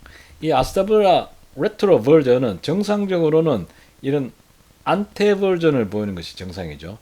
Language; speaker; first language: Korean; native; Korean